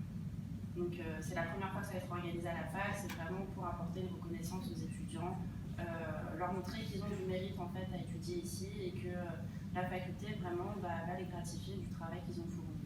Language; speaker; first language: French; native; French